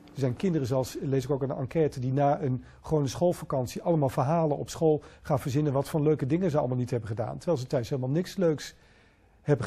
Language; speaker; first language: Dutch; native; Dutch